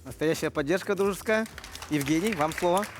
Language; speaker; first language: Russian; native; Russian